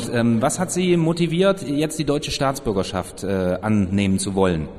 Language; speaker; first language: German; native; German